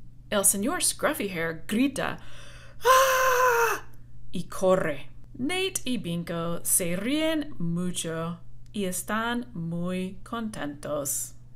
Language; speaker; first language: Spanish; non-native, fluent; English